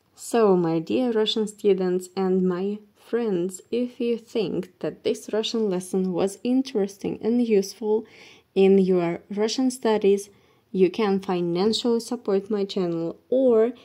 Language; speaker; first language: English; non-native, fluent; Russian